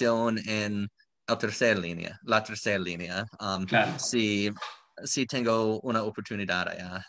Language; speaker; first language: Spanish; non-native, fluent; English